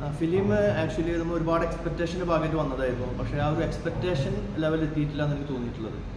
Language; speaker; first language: Malayalam; native; Malayalam